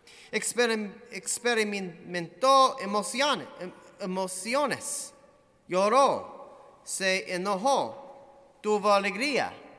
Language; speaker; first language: Spanish; non-native, fluent; English